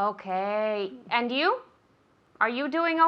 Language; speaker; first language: English; non-native, fluent; Spanish